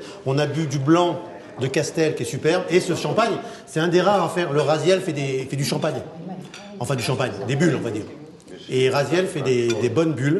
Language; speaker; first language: French; native; French